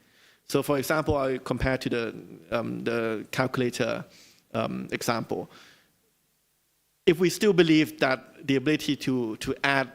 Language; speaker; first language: English; non-native, fluent; Thai